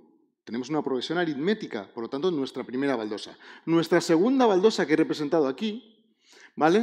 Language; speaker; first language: Spanish; native; Spanish